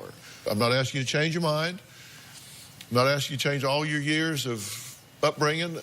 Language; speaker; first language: English; native; English